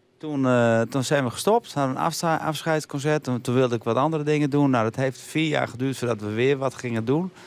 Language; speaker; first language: Dutch; non-native, local second language; Western Frisian